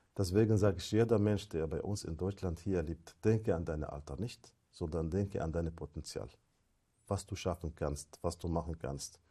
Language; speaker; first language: German; non-native, fluent; Arabic